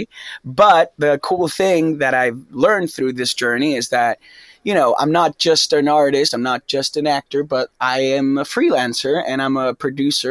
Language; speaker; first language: English; non-native, fluent; Spanish